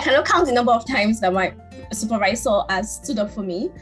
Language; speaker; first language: English; non-native, local second language; Yoruba